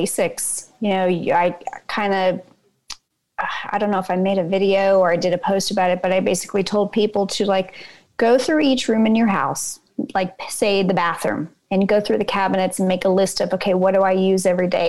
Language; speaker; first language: English; native; English